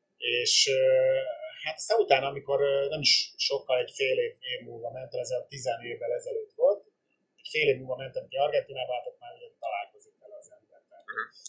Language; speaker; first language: Hungarian; native; Hungarian